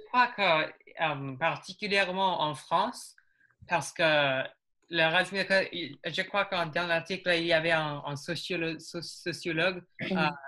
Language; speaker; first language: French; non-native, learner; English